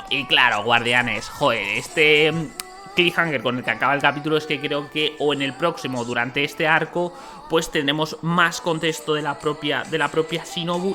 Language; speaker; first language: Spanish; native; Spanish